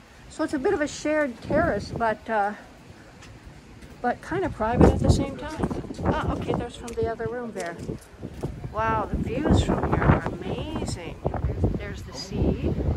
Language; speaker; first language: English; native; English